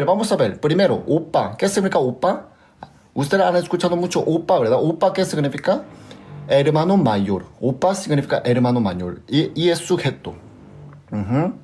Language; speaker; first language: Spanish; non-native, fluent; Korean